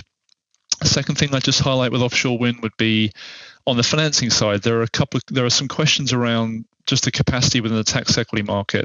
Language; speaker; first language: English; native; English